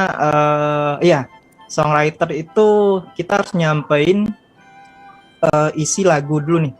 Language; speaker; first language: Indonesian; native; Indonesian